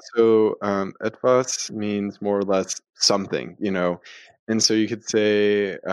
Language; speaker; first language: English; native; English